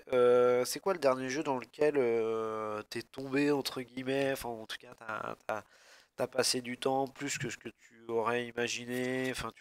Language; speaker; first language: French; native; French